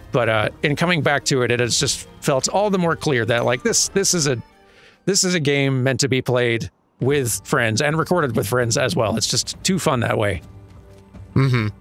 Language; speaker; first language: English; native; English